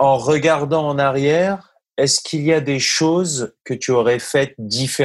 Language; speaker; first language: French; native; French